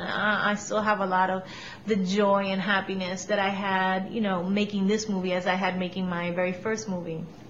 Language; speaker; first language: English; early bilingual, other home language; Spanish